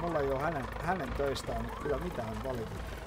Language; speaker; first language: Finnish; native; Finnish